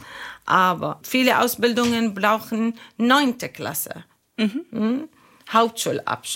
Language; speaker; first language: German; non-native, learner; Arabic